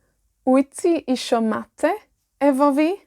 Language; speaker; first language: Welsh; non-native, fluent; Spanish